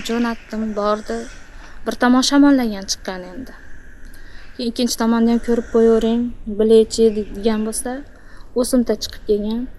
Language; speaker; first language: Uzbek; native; Uzbek